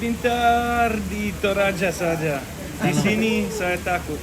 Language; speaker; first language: Indonesian; non-native, learner; English